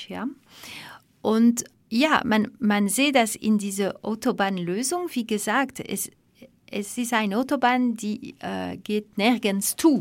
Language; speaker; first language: German; non-native, fluent; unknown